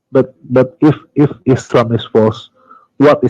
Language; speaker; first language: English; non-native, learner; Indonesian